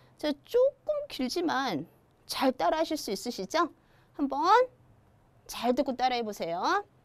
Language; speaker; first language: Korean; native; Korean